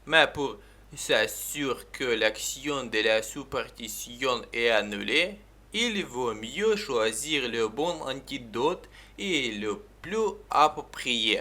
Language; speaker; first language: French; non-native, learner; Ukrainian